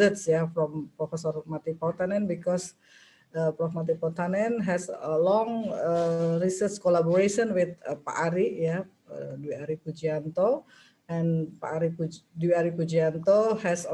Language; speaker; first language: English; non-native, local second language; Indonesian